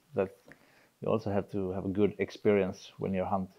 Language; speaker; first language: English; non-native, fluent; Swedish